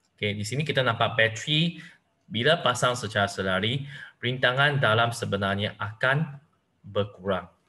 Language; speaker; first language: Malay; non-native, local second language; Chinese